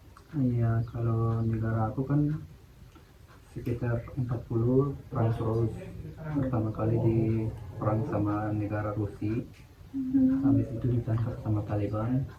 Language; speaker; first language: Indonesian; non-native, fluent; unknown